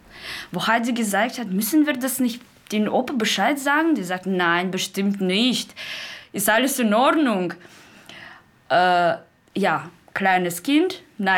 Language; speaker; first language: German; non-native, learner; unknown